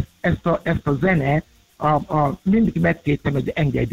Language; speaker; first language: Hungarian; non-native, learner; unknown